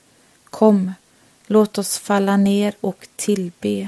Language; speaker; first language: Swedish; native; Swedish